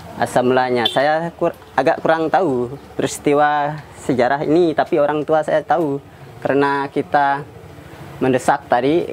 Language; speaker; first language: Indonesian; non-native, local second language; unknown